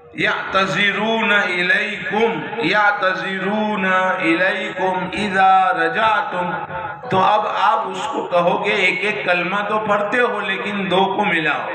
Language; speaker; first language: Urdu; non-native, local second language; Gujarati